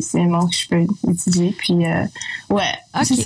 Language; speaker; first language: French; non-native, local second language; English